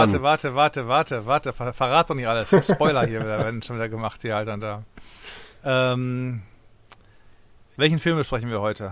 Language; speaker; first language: German; native; German